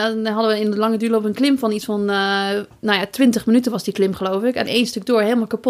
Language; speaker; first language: Dutch; native; Dutch